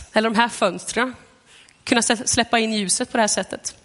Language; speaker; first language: Swedish; native; Swedish